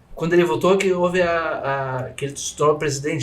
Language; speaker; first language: Portuguese; native; Portuguese